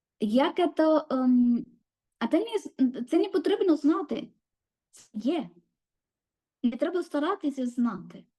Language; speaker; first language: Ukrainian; non-native, learner; Malayalam